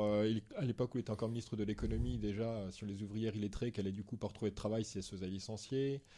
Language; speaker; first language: French; native; French